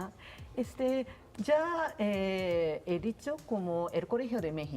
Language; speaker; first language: Spanish; non-native, learner; Japanese